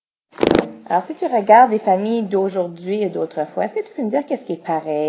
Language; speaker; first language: French; native; French